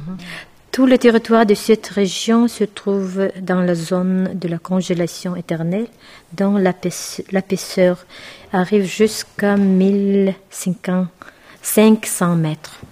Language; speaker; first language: French; non-native, fluent; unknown